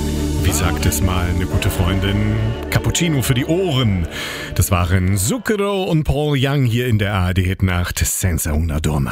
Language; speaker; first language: German; native; German